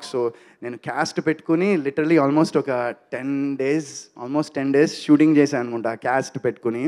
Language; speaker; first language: Telugu; native; Telugu